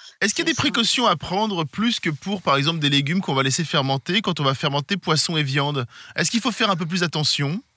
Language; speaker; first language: French; native; French